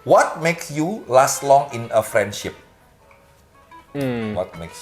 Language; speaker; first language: English; non-native, learner; Indonesian